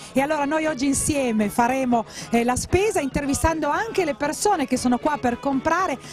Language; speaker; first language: Italian; native; Italian